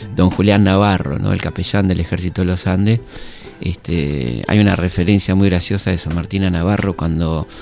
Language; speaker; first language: Spanish; native; Spanish